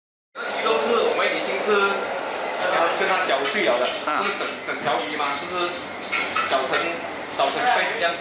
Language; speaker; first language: Chinese; native; Chinese